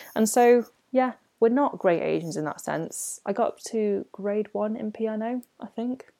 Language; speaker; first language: English; non-native, local second language; Cantonese